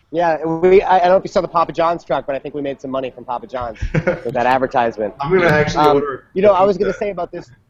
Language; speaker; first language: English; native; English